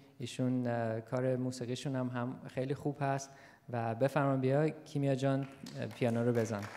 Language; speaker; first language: Persian; early bilingual, heritage; Persian